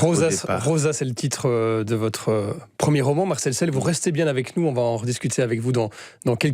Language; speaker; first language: French; native; French